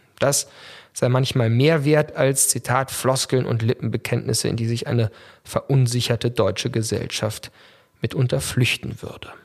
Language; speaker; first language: German; native; German